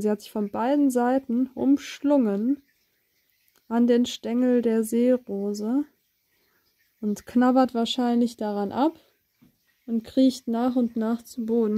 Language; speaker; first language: German; native; German